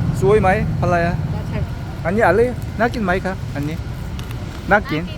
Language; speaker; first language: Thai; non-native, learner; Korean